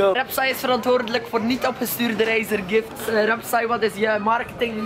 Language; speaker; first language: Dutch; native; Dutch